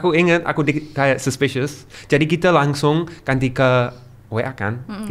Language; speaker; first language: Indonesian; non-native, learner; English